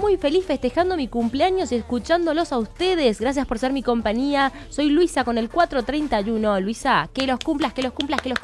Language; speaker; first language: Spanish; native; Spanish